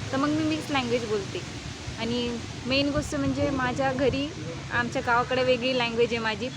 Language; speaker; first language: Marathi; non-native, local second language; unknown